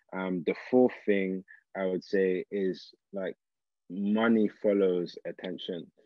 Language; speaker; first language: English; native; English